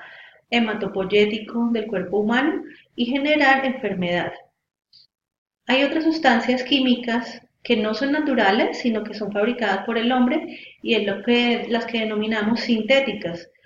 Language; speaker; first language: Spanish; native; Spanish